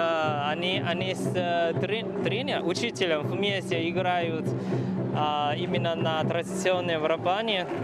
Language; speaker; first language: Russian; non-native, fluent; Chinese